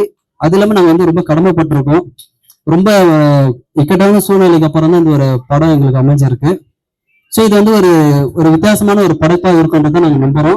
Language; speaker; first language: Tamil; native; Tamil